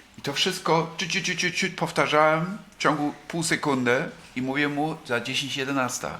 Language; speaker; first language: Polish; non-native, fluent; German